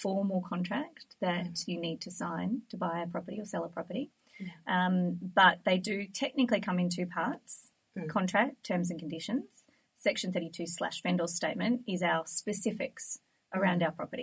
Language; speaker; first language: English; native; English